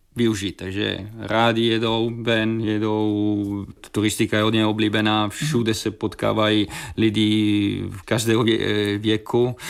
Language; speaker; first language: Czech; non-native, fluent; Italian